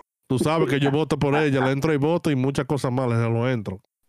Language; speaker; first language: Spanish; early bilingual, other home language; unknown